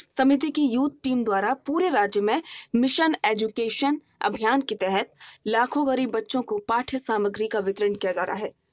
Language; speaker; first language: Hindi; native; Hindi